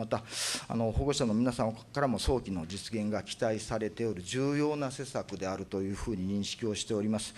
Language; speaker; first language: Japanese; native; Japanese